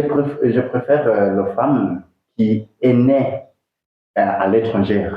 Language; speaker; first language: French; non-native, learner; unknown